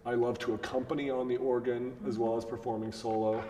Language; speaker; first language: English; native; English